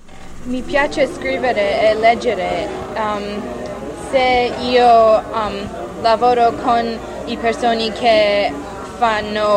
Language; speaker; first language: Italian; non-native, learner; English